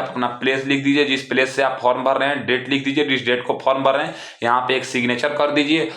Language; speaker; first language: Hindi; non-native, local second language; Bhojpuri